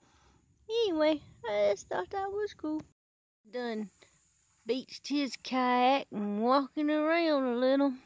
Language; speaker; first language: English; native; English